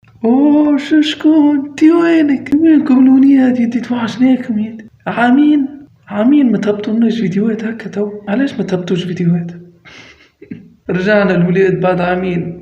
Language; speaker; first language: Arabic; native; Arabic